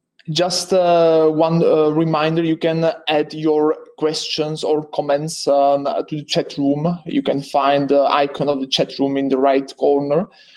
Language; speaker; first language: English; non-native, fluent; Czech